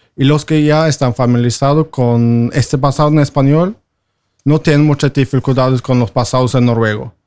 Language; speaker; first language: Spanish; non-native, fluent; Norwegian